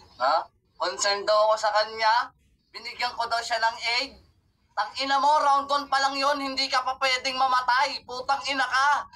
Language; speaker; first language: Filipino; native; Filipino